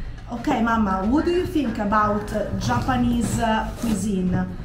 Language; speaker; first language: English; non-native, fluent; Italian